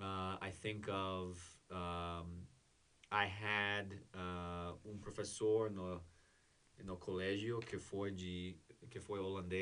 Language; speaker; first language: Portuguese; non-native, learner; English